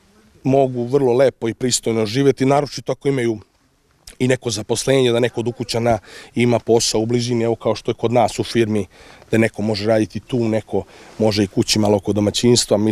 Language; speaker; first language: Serbian; native; Serbian